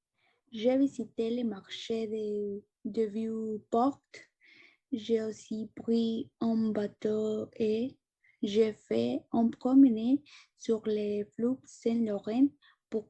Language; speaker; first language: French; non-native, learner; Spanish